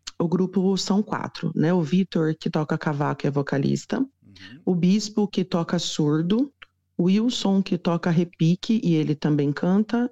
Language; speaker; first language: Portuguese; native; Portuguese